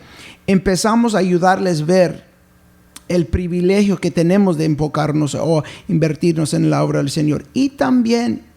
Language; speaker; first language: Spanish; early bilingual, heritage; English